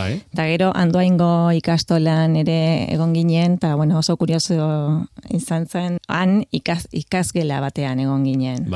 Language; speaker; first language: Basque; non-native, fluent; Spanish